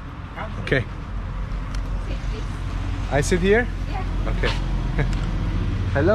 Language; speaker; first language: English; non-native, fluent; Azerbaijani